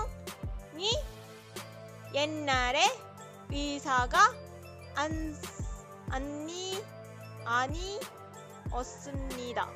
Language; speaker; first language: Korean; non-native, learner; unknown